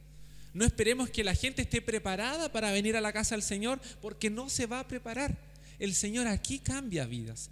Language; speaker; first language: Spanish; native; Spanish